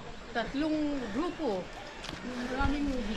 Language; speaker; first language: Filipino; non-native, local second language; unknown